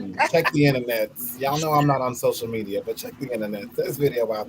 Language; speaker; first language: English; native; English